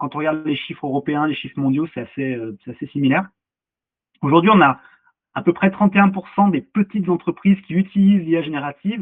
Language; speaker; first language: French; native; French